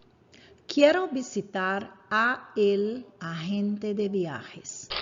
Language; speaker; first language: Spanish; non-native, fluent; English